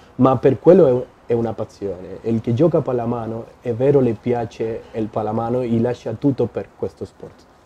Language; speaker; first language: Italian; non-native, learner; Spanish